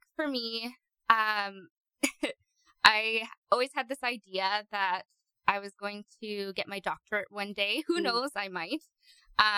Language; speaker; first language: English; native; English